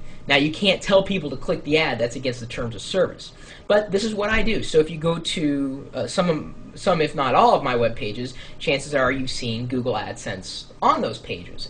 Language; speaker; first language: English; native; English